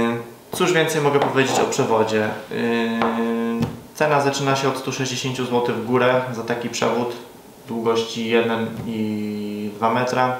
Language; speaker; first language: Polish; native; Polish